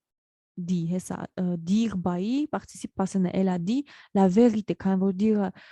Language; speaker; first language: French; non-native, fluent; Armenian